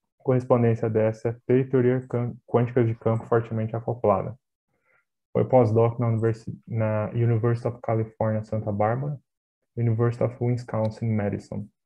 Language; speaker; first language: Portuguese; native; Portuguese